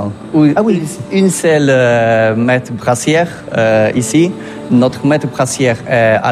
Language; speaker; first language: French; non-native, fluent; Polish